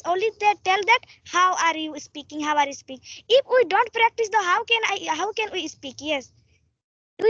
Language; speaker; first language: English; non-native, learner; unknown